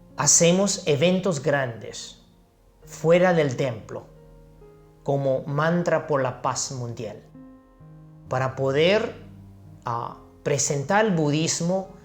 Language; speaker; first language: Spanish; non-native, fluent; Chinese